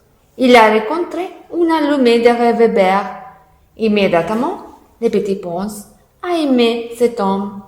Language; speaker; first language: French; non-native, learner; Italian